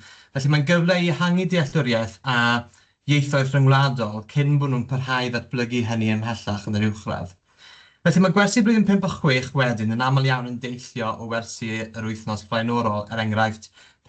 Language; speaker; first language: Welsh; native; Welsh